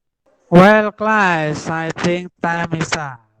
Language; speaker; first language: English; non-native, fluent; Indonesian